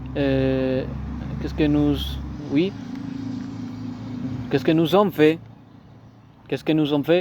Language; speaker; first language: French; non-native, learner; Spanish